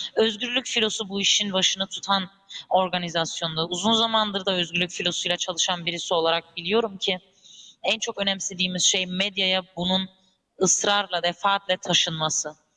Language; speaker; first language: Turkish; early bilingual, heritage; Turkish